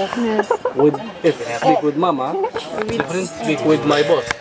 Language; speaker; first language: English; non-native, learner; Arabic